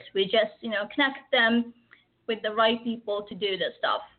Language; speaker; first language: English; early bilingual, other home language; Arabic